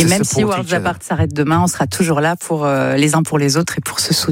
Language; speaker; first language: French; native; French